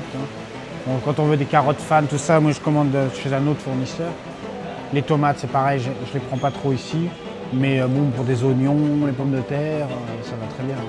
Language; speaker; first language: French; native; French